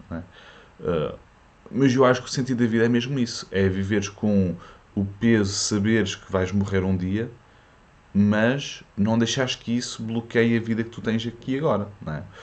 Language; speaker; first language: Portuguese; early bilingual, other home language; French